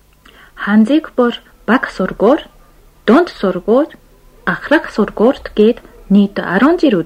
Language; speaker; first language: Mongolian; non-native, fluent; Japanese